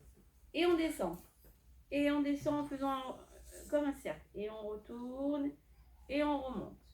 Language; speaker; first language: French; native; French